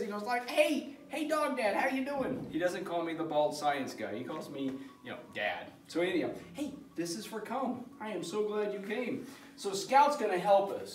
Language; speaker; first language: English; native; English